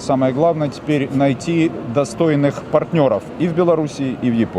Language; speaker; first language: Russian; native; Russian